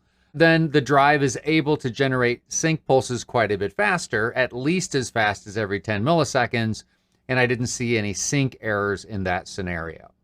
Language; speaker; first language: English; native; English